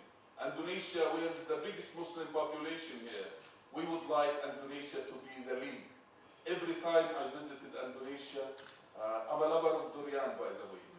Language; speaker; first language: English; non-native, fluent; Arabic